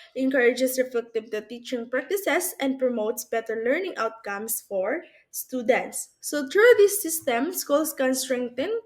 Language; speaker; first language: English; non-native, local second language; Filipino